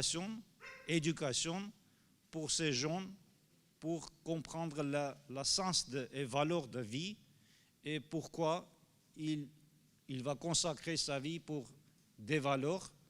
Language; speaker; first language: French; non-native, fluent; Armenian